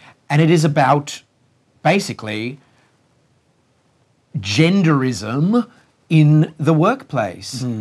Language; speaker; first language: English; native; English